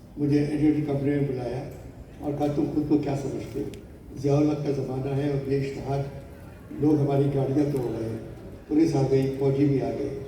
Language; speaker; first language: Urdu; native; Urdu